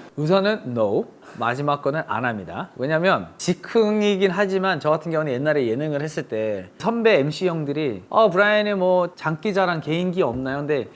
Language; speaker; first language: Korean; early bilingual, other home language; English